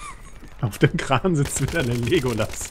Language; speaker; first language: German; native; German